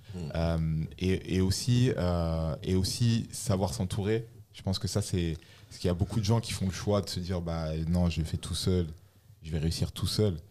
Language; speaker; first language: French; native; French